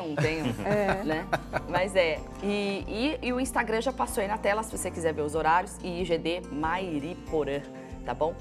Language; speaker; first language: Portuguese; native; Portuguese